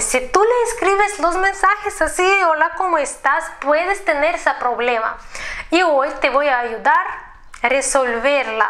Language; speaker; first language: Spanish; non-native, fluent; Russian